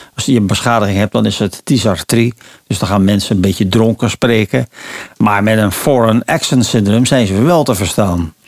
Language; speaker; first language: Dutch; native; Dutch